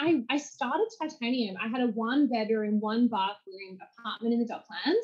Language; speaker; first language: English; native; English